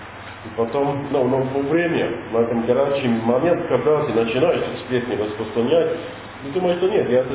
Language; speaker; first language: Russian; non-native, learner; English